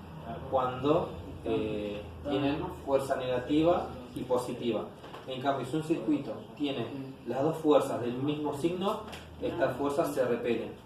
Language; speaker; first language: Spanish; native; Spanish